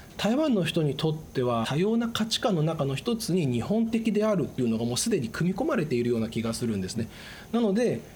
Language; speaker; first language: Japanese; early bilingual, other home language; Chinese